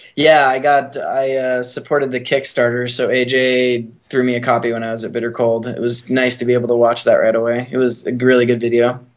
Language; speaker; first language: English; native; English